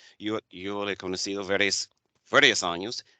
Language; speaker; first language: Spanish; non-native, fluent; English